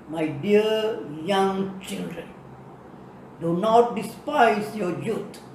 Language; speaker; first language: English; non-native, local second language; Tamil